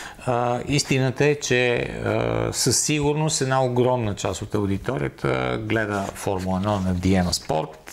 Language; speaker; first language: Bulgarian; native; Bulgarian